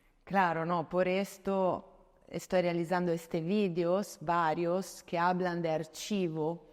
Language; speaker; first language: Spanish; non-native, fluent; Italian